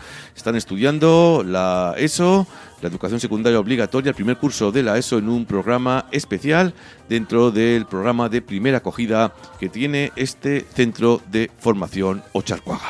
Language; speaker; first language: Spanish; native; Spanish